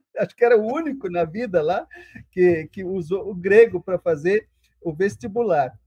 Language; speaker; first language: Portuguese; non-native, local second language; German